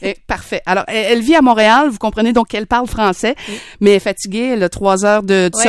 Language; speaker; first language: French; native; French